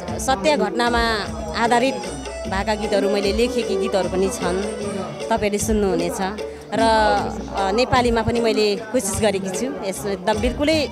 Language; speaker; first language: Nepali; non-native, local second language; Limbu